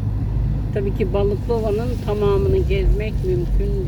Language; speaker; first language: Turkish; native; Turkish